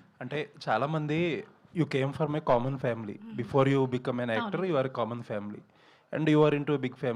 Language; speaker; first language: Telugu; native; Telugu